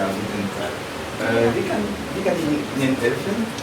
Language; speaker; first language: German; non-native, learner; French